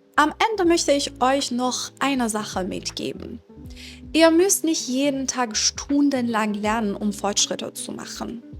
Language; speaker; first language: German; non-native, fluent; Persian